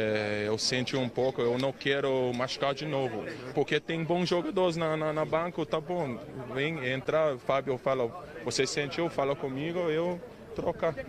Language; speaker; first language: Portuguese; non-native, learner; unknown